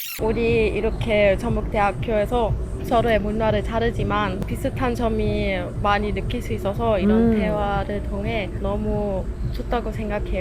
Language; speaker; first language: Korean; non-native, fluent; German